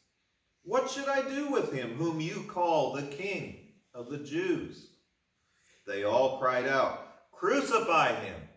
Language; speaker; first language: English; native; English